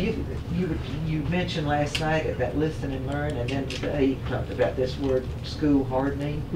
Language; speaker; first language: English; native; English